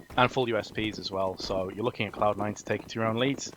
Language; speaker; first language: English; native; English